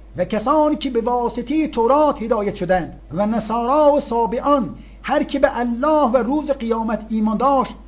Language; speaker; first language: Persian; native; Persian